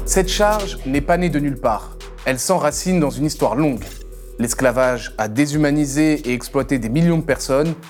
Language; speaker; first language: French; native; French